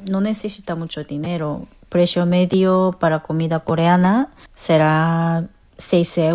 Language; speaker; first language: Spanish; non-native, fluent; Korean